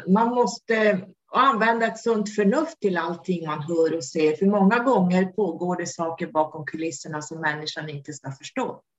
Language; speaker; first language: Swedish; native; Swedish